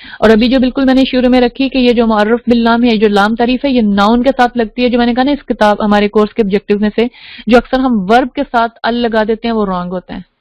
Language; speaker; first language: Urdu; native; Urdu